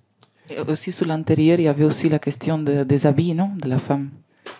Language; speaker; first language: French; non-native, learner; Spanish